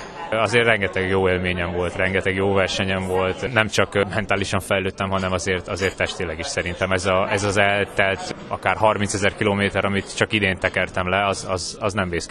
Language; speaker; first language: Hungarian; native; Hungarian